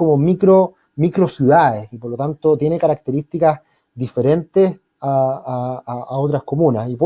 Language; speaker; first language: Spanish; native; Spanish